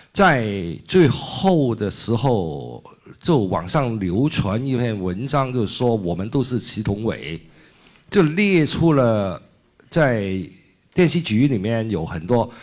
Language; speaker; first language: Chinese; non-native, local second language; Cantonese